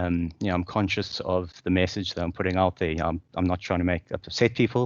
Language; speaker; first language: English; native; English